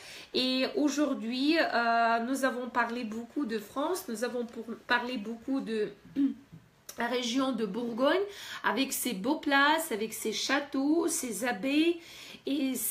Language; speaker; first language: French; non-native, fluent; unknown